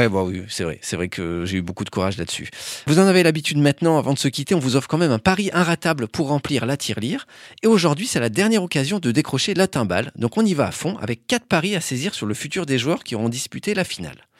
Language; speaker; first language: French; native; French